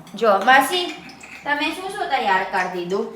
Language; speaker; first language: Gujarati; non-native, learner; Filipino